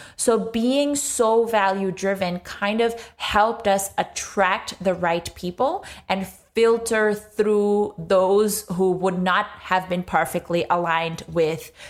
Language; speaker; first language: English; non-native, local second language; Urdu